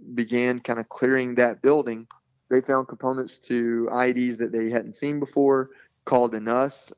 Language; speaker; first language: English; native; English